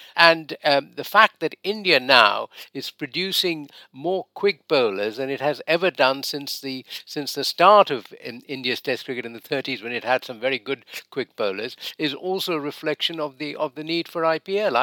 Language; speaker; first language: English; non-native, local second language; Bangla